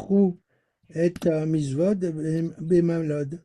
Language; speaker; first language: Hebrew; non-native, learner; French